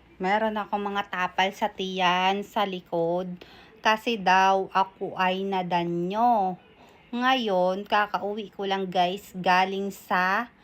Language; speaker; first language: Filipino; non-native, local second language; Bikol